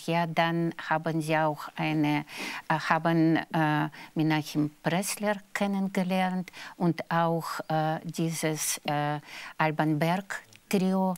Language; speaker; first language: German; non-native, fluent; Russian